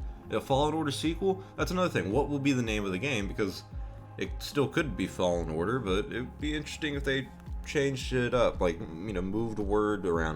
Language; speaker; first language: English; native; English